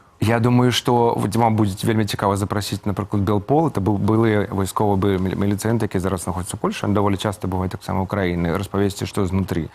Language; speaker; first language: Belarusian; native; Belarusian